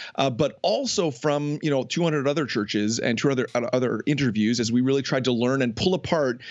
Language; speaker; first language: English; native; English